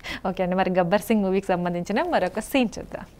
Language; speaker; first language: Telugu; native; Telugu